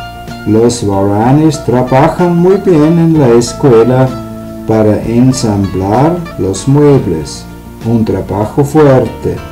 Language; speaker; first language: Spanish; non-native, learner; German